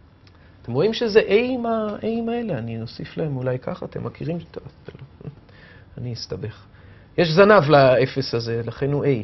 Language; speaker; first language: Hebrew; native; Hebrew